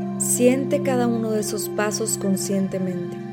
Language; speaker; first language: Spanish; native; Spanish